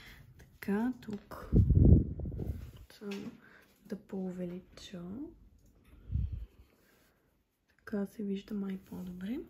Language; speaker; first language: Bulgarian; native; Bulgarian